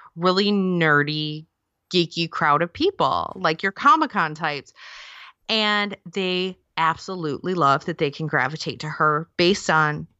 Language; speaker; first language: English; native; English